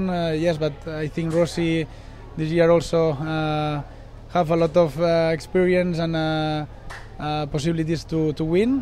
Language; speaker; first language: English; non-native, learner; Spanish